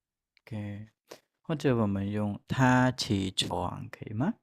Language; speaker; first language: Chinese; non-native, fluent; Khmer